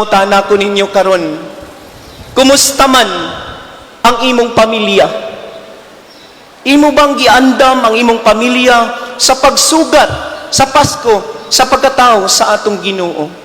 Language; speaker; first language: Cebuano; native; Cebuano